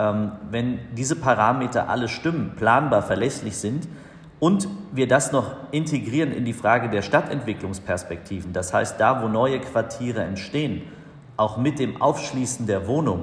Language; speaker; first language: German; native; German